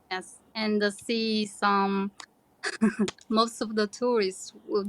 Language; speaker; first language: English; non-native, learner; Chinese